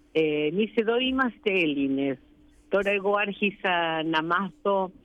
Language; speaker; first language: Greek; early bilingual, heritage; Greek